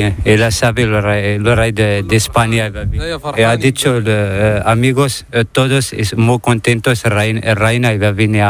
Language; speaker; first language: Spanish; non-native, learner; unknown